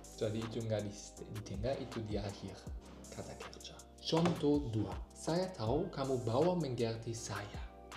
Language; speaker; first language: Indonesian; non-native, learner; German